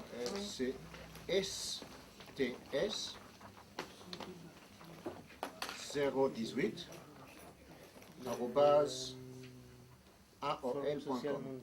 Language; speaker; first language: French; non-native, fluent; English